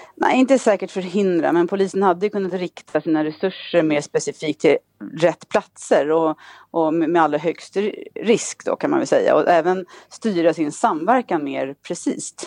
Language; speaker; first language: Swedish; native; Swedish